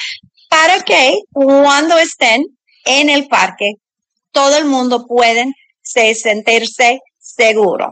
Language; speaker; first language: Spanish; early bilingual, other home language; English